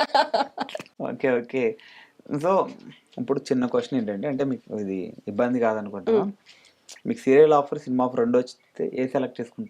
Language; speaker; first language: Telugu; native; Telugu